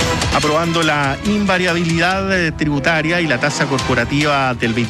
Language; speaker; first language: Spanish; native; Spanish